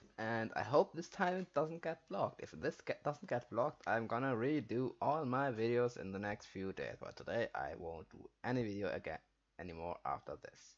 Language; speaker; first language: English; non-native, fluent; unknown